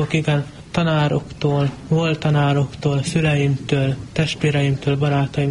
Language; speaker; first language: Hungarian; native; Hungarian